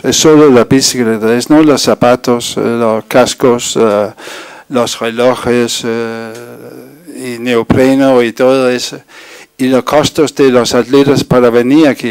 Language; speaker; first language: Spanish; non-native, fluent; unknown